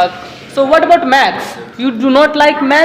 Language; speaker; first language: English; non-native, fluent; Hindi